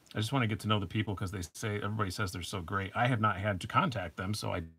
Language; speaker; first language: English; native; English